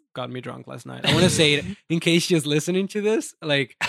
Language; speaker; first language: English; non-native, fluent; Italian